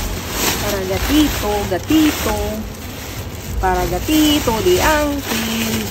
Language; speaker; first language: Spanish; non-native, learner; Filipino